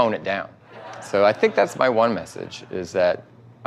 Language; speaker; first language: English; native; English